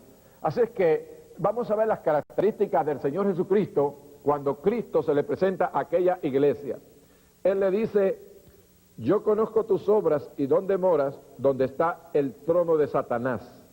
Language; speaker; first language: Spanish; native; Spanish